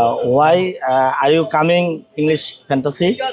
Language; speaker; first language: English; non-native, learner; Bangla